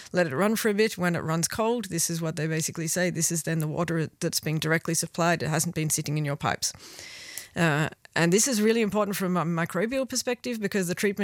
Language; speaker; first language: English; native; English